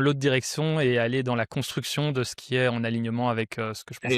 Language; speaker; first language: French; native; French